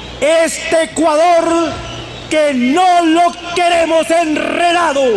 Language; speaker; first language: Spanish; native; Spanish